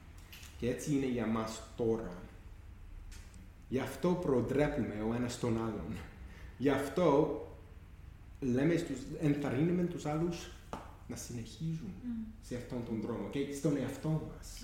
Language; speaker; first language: Greek; non-native, fluent; English